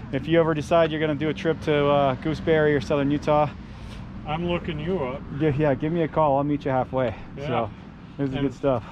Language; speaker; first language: English; native; English